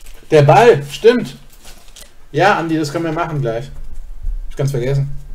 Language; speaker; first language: German; native; German